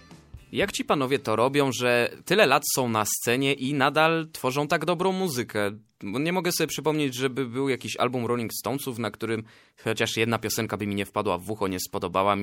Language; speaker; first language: Polish; native; Polish